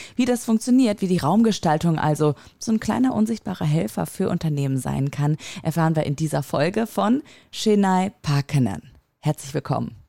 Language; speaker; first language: German; native; German